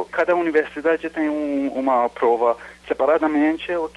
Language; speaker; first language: Portuguese; non-native, learner; Persian